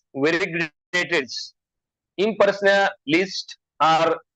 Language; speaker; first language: English; non-native, local second language; Marathi